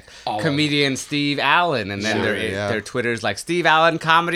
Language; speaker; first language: English; non-native, fluent; Persian